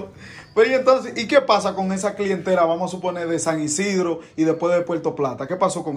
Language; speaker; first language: Spanish; native; Spanish